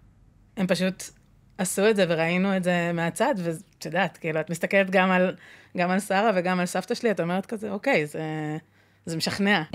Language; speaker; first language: Hebrew; native; Hebrew